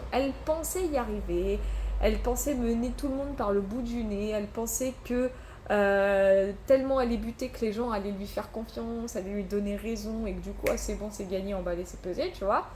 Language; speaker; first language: French; native; French